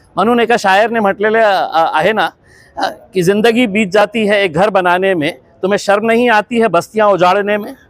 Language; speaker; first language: Hindi; non-native, local second language; Marathi